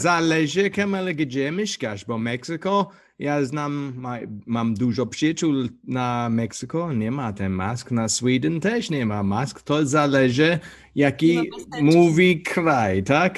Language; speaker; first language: Polish; non-native, learner; English